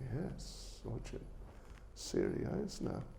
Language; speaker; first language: Russian; non-native, learner; English